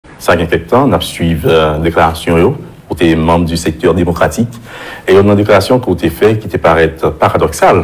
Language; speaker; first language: French; non-native, local second language; Haitian Creole